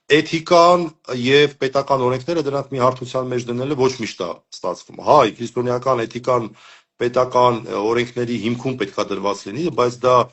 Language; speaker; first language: Armenian; native; Armenian